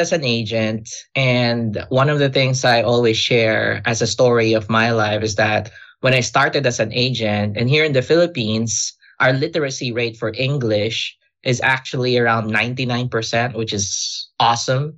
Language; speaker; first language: English; non-native, local second language; Filipino